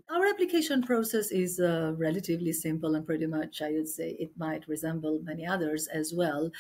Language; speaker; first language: English; non-native, fluent; Albanian